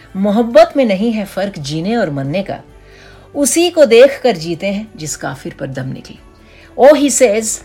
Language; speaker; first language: Hindi; native; Hindi